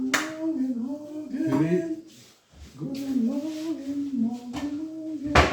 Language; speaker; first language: German; non-native, learner; Filipino